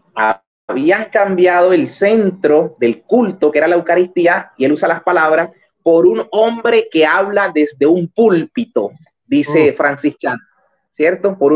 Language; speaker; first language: Spanish; native; Spanish